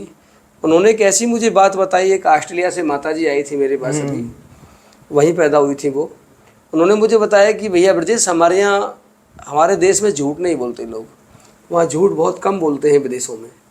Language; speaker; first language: Hindi; native; Hindi